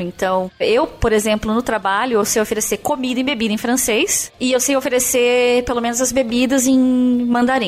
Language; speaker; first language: Portuguese; native; Portuguese